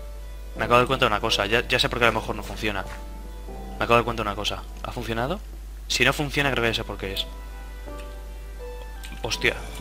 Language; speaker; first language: Spanish; native; Spanish